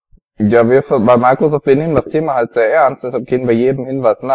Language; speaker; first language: German; native; German